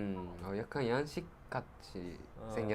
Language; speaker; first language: Korean; non-native, learner; Japanese